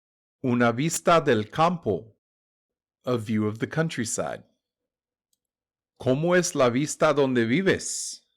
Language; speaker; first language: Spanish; non-native, fluent; English